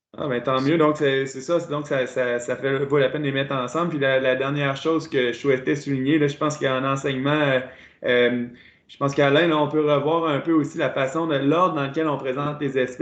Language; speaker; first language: French; native; French